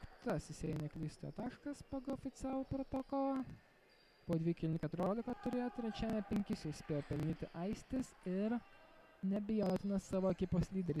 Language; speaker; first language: Lithuanian; native; Lithuanian